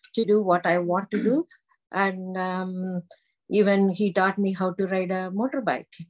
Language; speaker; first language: English; non-native, local second language; Tamil